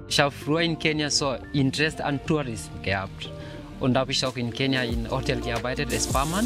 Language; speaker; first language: German; non-native, learner; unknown